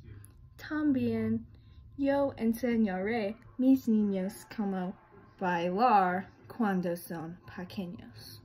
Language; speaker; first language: Spanish; non-native, learner; English